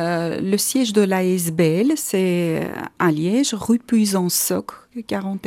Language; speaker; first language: French; non-native, fluent; Armenian